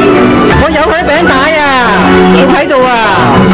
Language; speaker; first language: Cantonese; native; Cantonese